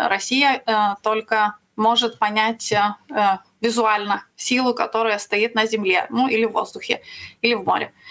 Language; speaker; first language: Russian; non-native, learner; Lithuanian